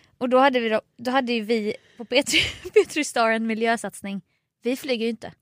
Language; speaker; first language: Swedish; native; Swedish